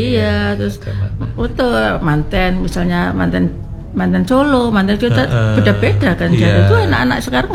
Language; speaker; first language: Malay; non-native, local second language; Javanese